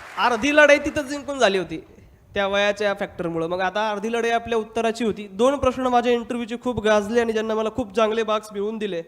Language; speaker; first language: Marathi; non-native, local second language; Hindi